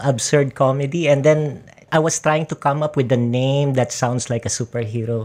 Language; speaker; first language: English; non-native, local second language; Filipino